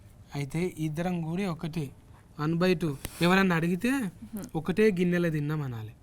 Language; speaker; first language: Telugu; native; Telugu